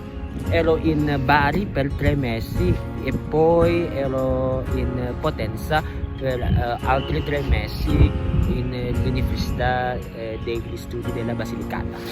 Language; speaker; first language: Italian; non-native, learner; Indonesian